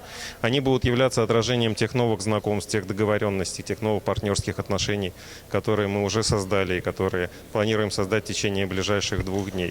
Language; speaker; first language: Russian; native; Russian